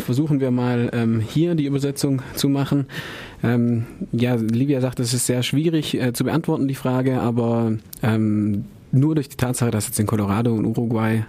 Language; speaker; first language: German; native; German